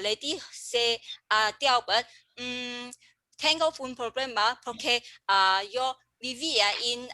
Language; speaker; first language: Spanish; non-native, learner; English